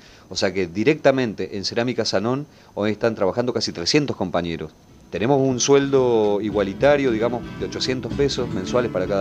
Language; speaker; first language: Spanish; native; Spanish